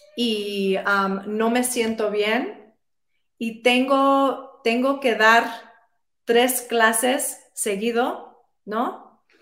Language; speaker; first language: Spanish; early bilingual, heritage; Spanish